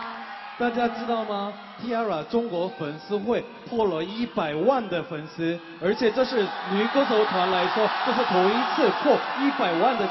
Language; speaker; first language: Chinese; non-native, fluent; Korean